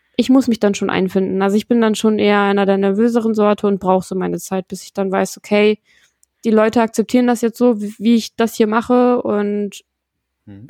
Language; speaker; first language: German; native; German